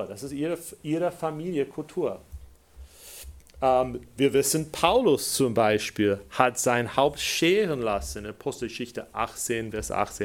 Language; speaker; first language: German; non-native, fluent; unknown